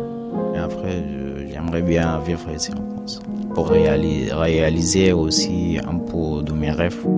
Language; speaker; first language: French; non-native, learner; Arabic